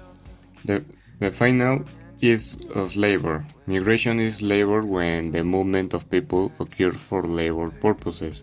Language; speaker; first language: English; non-native, learner; Spanish